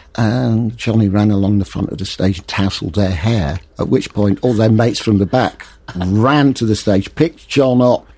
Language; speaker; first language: English; native; English